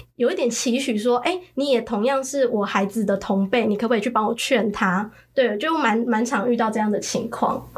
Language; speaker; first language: Chinese; early bilingual, other home language; Khmer